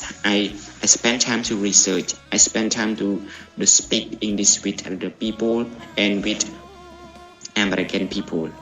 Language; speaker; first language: English; non-native, learner; Khmer